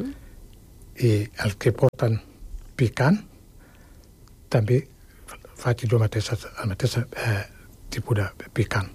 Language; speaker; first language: Catalan; non-native, fluent; Wolof